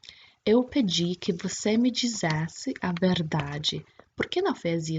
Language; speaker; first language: Portuguese; non-native, fluent; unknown